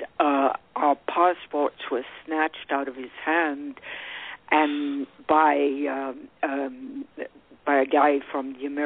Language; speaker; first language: English; non-native, fluent; French